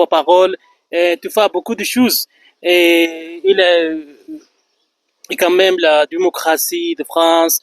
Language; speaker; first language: French; non-native, fluent; Arabic